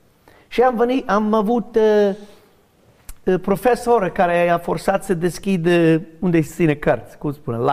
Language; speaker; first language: Romanian; non-native, learner; English